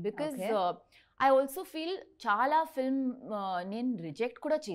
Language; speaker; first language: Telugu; non-native, learner; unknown